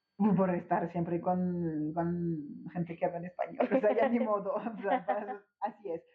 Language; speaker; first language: Spanish; non-native, fluent; French